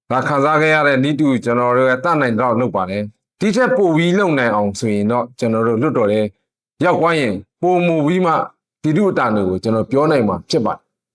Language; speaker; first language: Burmese; non-native, local second language; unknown